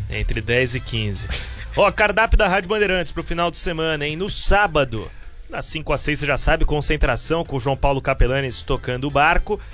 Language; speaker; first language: Portuguese; native; Portuguese